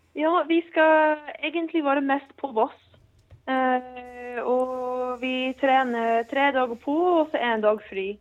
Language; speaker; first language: Norwegian; non-native, fluent; English